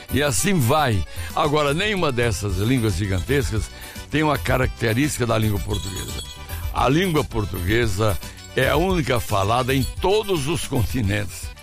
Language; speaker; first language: Portuguese; native; Portuguese